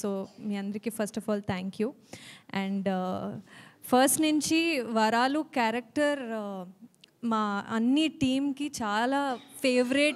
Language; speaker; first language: Telugu; non-native, learner; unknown